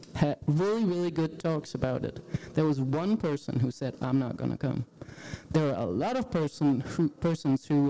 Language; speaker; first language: English; non-native, fluent; Danish